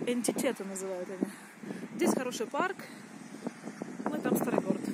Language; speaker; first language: Russian; native; Russian